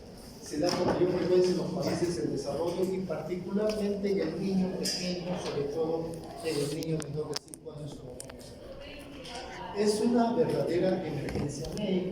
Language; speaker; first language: Spanish; native; Spanish